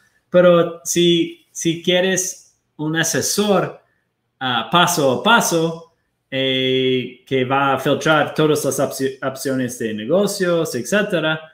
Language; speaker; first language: Spanish; non-native, fluent; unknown